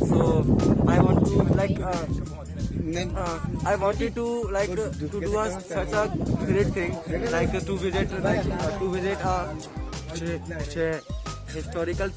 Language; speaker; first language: English; non-native, learner; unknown